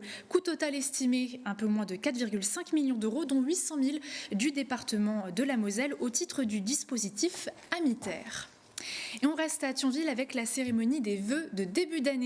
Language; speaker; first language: French; native; French